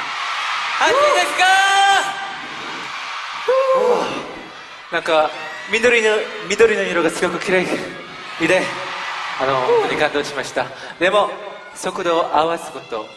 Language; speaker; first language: Japanese; non-native, fluent; Korean